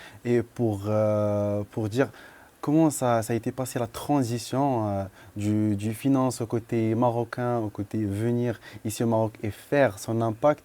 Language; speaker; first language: French; non-native, local second language; Arabic